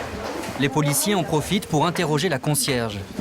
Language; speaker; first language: French; native; French